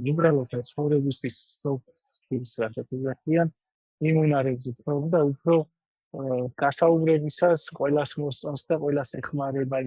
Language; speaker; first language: Georgian; non-native, local second language; Armenian